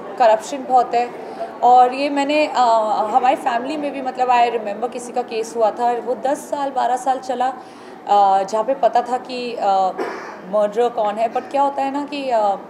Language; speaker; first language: Hindi; native; Hindi